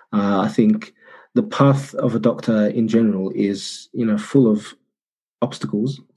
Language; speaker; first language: English; early bilingual, other home language; Arabic